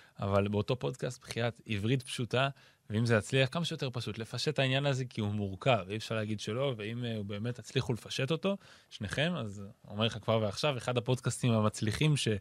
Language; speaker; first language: Hebrew; native; Hebrew